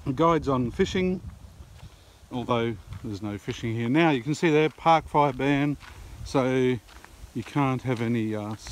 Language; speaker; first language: English; native; English